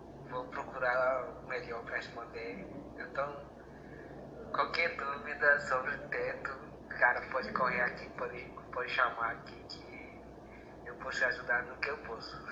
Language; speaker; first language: Portuguese; non-native, local second language; Tetum